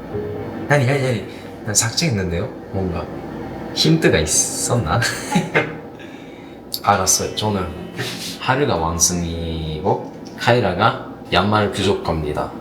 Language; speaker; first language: Korean; non-native, fluent; Japanese